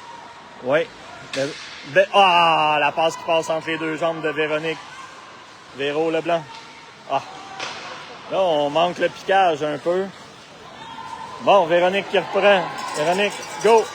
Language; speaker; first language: French; native; French